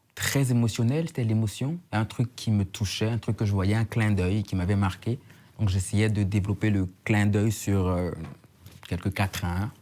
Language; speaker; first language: French; native; French